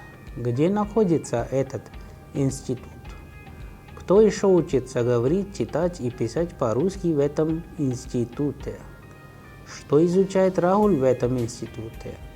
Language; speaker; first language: Russian; non-native, fluent; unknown